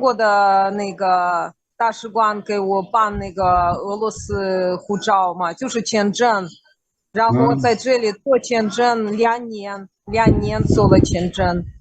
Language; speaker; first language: Chinese; non-native, fluent; Russian